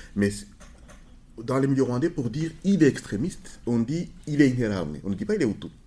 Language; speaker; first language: French; non-native, local second language; Kinyarwanda